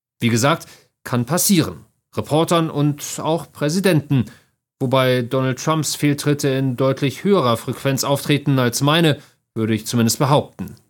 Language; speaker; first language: German; native; German